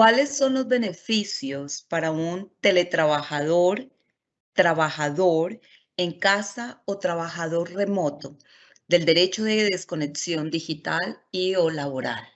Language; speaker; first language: Spanish; native; Spanish